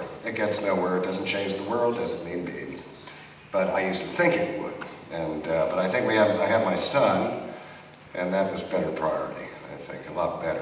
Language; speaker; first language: English; native; English